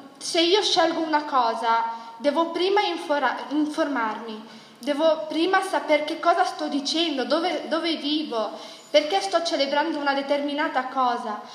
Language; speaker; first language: Italian; early bilingual, other home language; Arabic